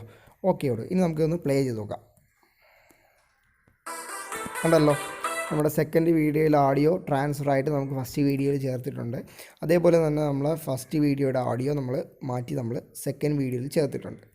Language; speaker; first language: Malayalam; native; Malayalam